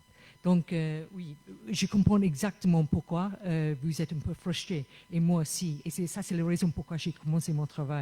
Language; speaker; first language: French; non-native, fluent; English